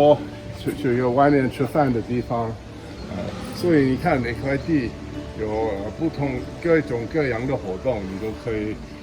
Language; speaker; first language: Chinese; early bilingual, heritage; Chinese